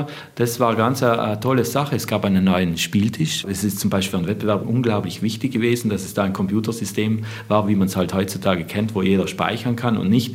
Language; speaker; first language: German; native; German